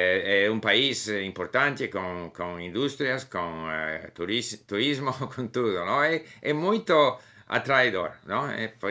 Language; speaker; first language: Portuguese; non-native, learner; English